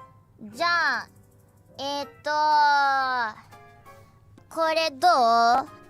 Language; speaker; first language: Japanese; non-native, learner; Indonesian